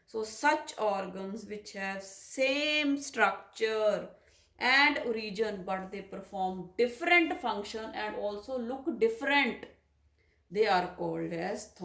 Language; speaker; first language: English; non-native, local second language; Punjabi